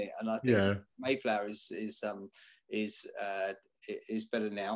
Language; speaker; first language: English; native; English